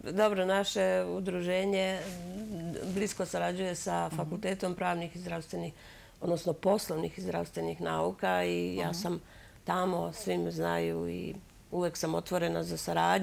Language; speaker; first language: Serbian; native; Serbian